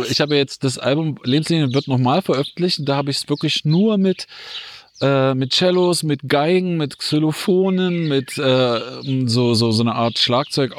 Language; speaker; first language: German; native; German